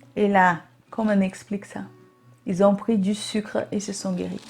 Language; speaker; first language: French; non-native, fluent; Portuguese